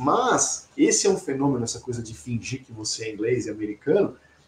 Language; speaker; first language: Portuguese; native; Portuguese